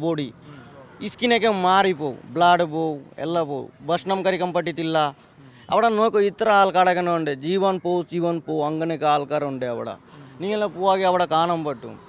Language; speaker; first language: Malayalam; non-native, learner; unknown